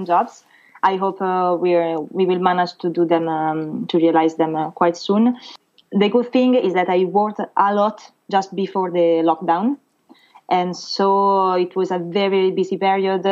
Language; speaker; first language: English; non-native, fluent; Italian